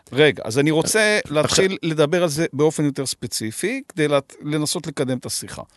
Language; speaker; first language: Hebrew; native; Hebrew